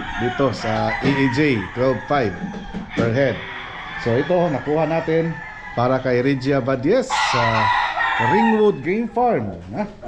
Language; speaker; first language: Filipino; non-native, local second language; Cebuano